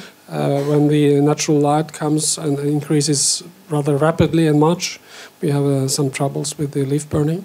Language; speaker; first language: English; non-native, fluent; Norwegian